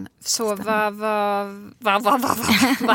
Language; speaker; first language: Swedish; native; Swedish